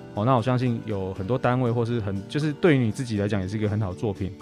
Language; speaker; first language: Chinese; native; Chinese